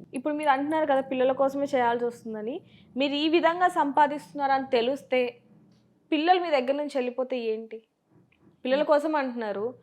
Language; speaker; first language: Telugu; native; Telugu